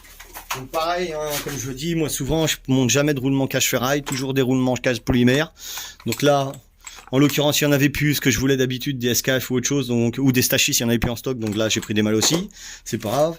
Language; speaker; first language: French; native; French